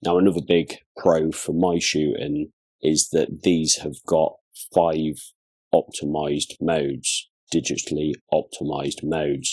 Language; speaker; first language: English; native; English